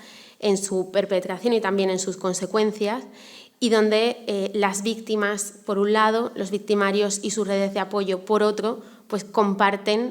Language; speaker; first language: Spanish; native; Spanish